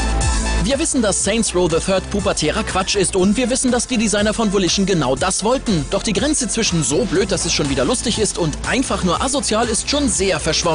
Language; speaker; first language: German; native; German